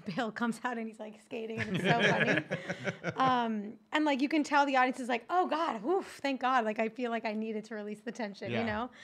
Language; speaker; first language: English; native; English